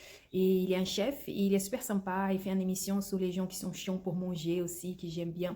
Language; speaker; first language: French; non-native, fluent; Portuguese